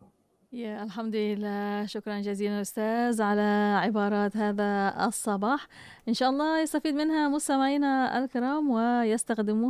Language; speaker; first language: Arabic; non-native, fluent; Malay